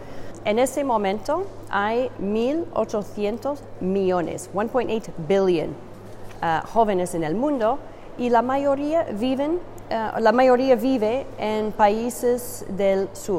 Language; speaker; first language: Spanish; non-native, fluent; English